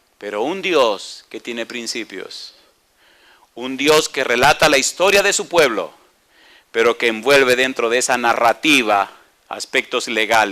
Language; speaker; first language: Spanish; native; Spanish